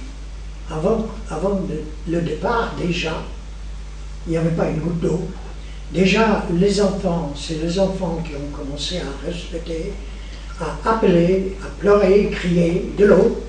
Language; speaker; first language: French; native; French